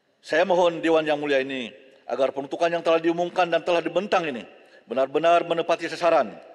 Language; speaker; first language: Malay; native; Malay